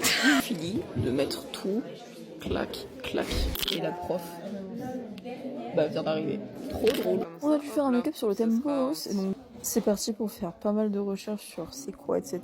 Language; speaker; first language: French; native; French